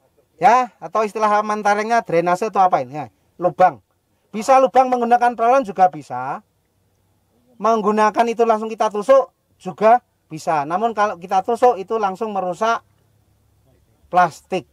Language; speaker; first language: Indonesian; non-native, local second language; Javanese